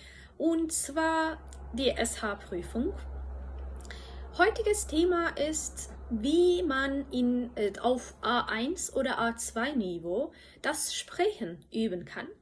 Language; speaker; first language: German; non-native, fluent; Turkish